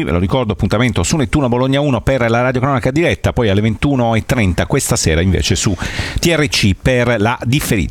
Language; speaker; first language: Italian; native; Italian